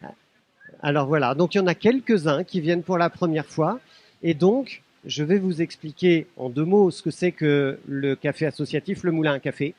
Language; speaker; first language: French; native; French